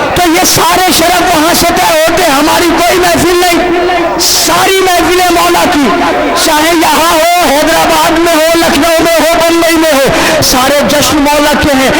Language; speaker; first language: Urdu; native; Urdu